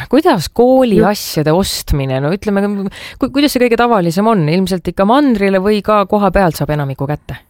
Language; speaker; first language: Estonian; native; Estonian